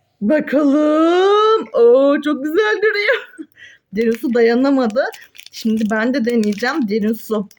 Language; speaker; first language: Turkish; native; Turkish